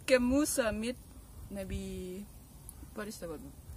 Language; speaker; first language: English; non-native, learner; Thai